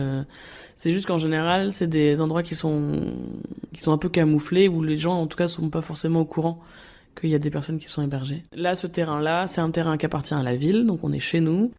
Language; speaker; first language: French; native; French